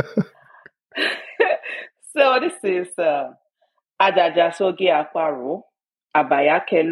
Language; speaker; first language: English; non-native, local second language; Yoruba